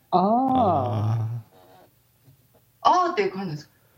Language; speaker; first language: Japanese; native; Japanese